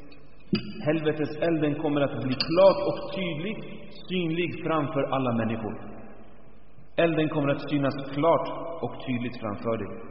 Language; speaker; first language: Swedish; early bilingual, other home language; Arabic